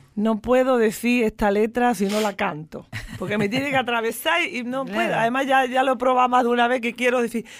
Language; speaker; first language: Spanish; native; Spanish